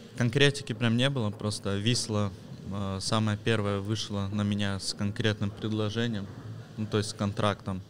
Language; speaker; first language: Russian; early bilingual, heritage; Russian